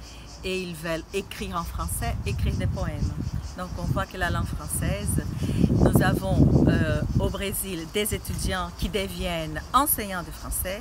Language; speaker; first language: French; non-native, fluent; Portuguese